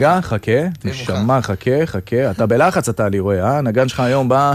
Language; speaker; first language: Hebrew; native; Hebrew